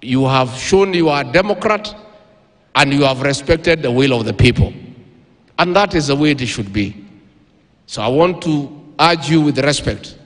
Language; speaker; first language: English; non-native, local second language; Kikuyu